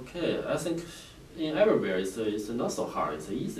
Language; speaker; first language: English; non-native, learner; Chinese